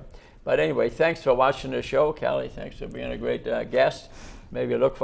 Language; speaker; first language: English; native; English